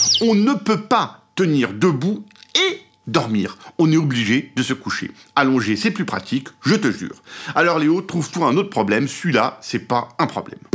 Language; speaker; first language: French; native; French